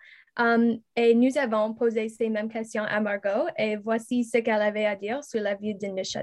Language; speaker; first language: French; non-native, learner; English